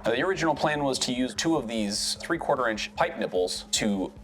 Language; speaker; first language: English; native; English